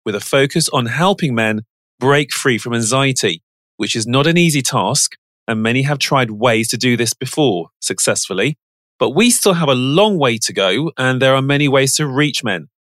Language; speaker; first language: English; native; English